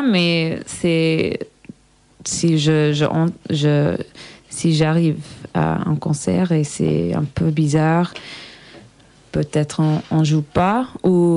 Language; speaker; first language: French; non-native, learner; English